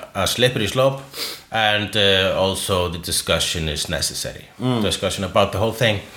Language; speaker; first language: English; non-native, fluent; Icelandic